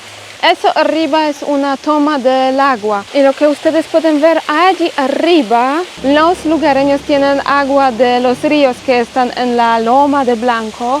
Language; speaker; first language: Spanish; non-native, learner; Polish